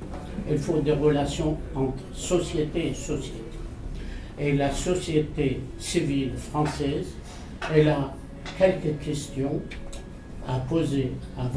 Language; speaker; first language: French; non-native, fluent; Arabic